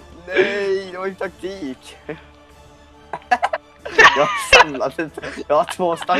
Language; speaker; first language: Swedish; native; Swedish